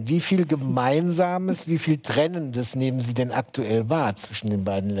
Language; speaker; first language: German; native; German